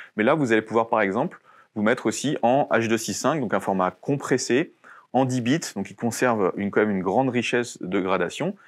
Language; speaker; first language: French; native; French